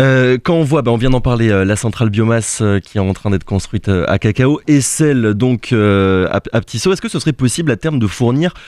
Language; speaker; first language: French; native; French